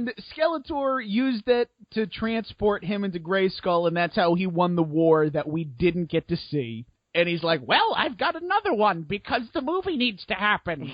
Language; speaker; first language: English; native; English